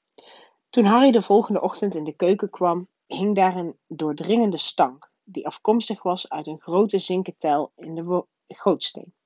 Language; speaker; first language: Dutch; native; Dutch